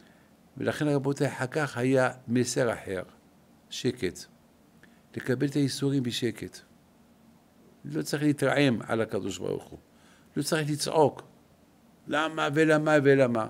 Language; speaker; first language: Hebrew; non-native, fluent; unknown